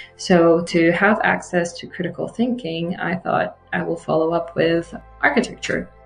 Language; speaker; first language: English; non-native, fluent; Arabic